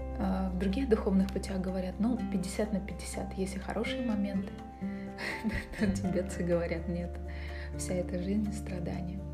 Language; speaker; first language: Russian; native; Russian